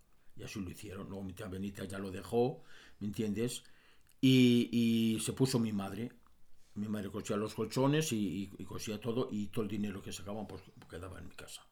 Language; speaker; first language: Spanish; native; Spanish